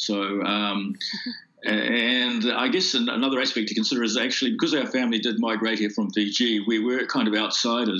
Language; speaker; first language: English; native; English